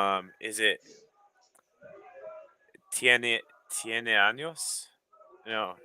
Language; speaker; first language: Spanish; non-native, learner; English